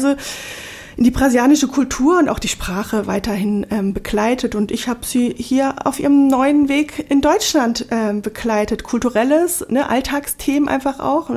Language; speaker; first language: German; native; German